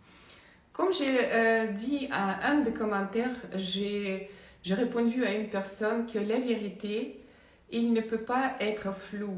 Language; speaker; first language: French; non-native, fluent; Russian